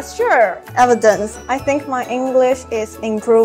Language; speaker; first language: English; non-native, learner; Chinese